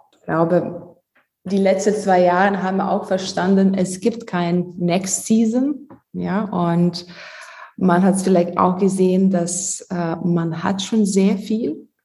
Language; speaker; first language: German; non-native, fluent; Lithuanian